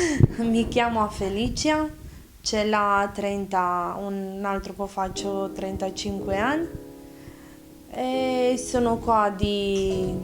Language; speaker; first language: Italian; non-native, learner; Romanian